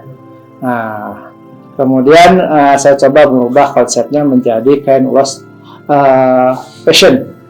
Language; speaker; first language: Indonesian; non-native, local second language; Sundanese